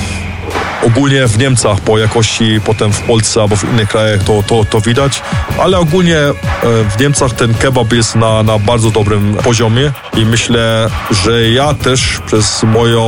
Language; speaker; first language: Polish; early bilingual, heritage; Polish